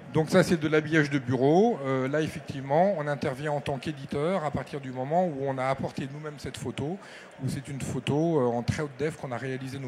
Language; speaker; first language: French; native; French